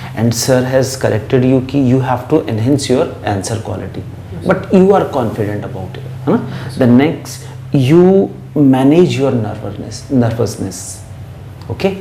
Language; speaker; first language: English; non-native, local second language; Hindi